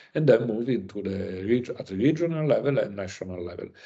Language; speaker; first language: English; non-native, learner; Italian